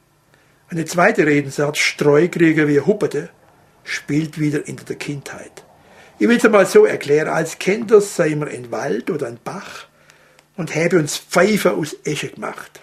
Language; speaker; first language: German; native; German